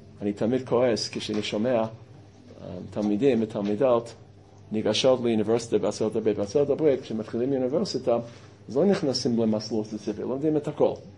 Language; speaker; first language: Hebrew; non-native, fluent; English